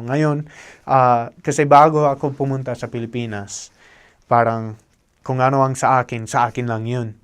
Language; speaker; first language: Filipino; non-native, fluent; English